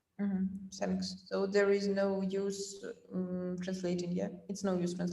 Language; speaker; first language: English; non-native, fluent; Russian